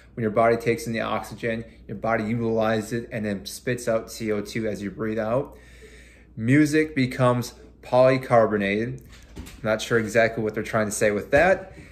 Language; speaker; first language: English; native; English